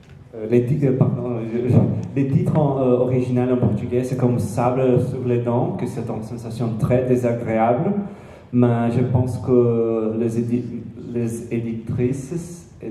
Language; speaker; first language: French; non-native, learner; Portuguese